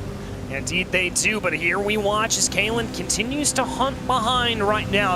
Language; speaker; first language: English; native; English